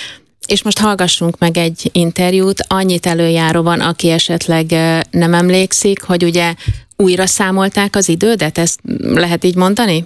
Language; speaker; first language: Hungarian; native; Hungarian